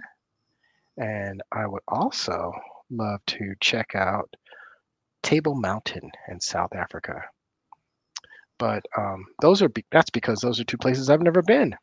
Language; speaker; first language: English; native; English